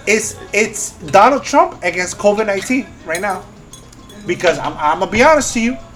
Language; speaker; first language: English; early bilingual, other home language; Spanish